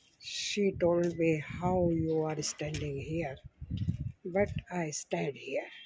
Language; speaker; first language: English; non-native, learner; Hindi